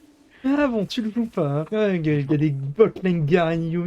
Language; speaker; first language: French; native; French